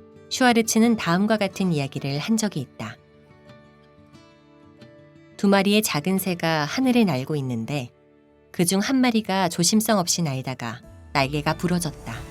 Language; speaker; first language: Korean; native; Korean